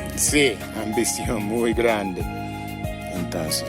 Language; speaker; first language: Spanish; non-native, learner; English